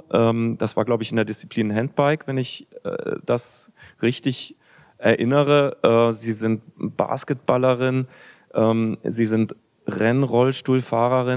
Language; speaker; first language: German; native; German